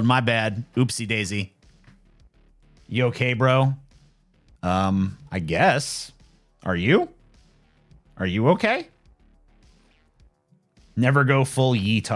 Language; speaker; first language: English; native; English